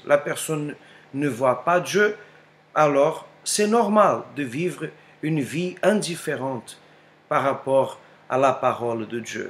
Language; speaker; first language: French; non-native, fluent; Portuguese